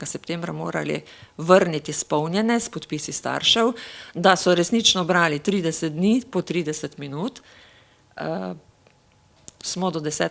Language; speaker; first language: Slovenian; native; Slovenian